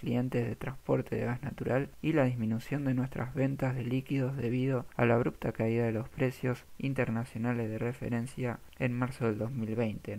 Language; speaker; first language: Spanish; native; Spanish